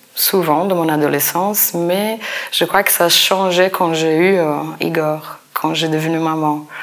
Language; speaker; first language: French; non-native, fluent; Portuguese